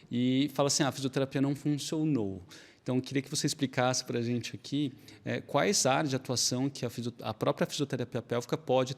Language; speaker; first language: Portuguese; native; Portuguese